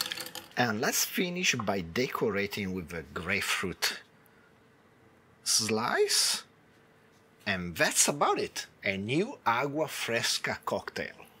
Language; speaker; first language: English; non-native, fluent; Italian